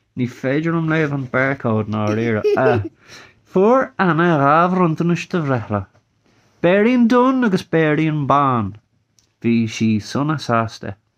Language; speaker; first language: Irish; non-native, local second language; English